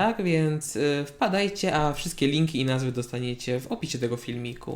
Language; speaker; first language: Polish; native; Polish